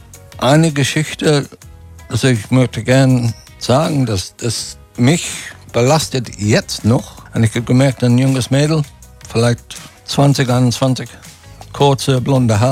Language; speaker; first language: German; non-native, fluent; English